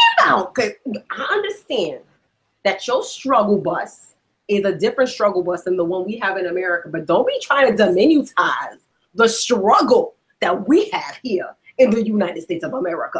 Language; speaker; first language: English; early bilingual, other home language; Spanish